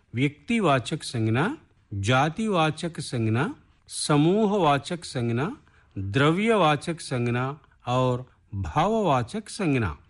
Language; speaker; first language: Hindi; non-native, local second language; Telugu